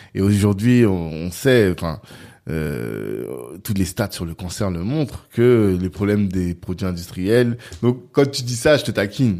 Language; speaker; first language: French; native; French